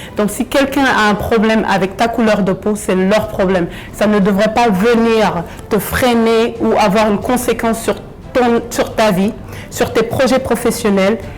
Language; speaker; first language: French; early bilingual, other home language; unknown